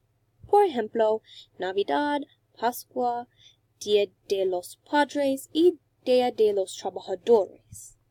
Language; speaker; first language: Spanish; non-native, learner; English